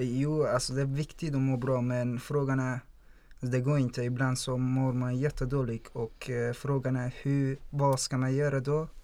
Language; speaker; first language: Swedish; non-native, fluent; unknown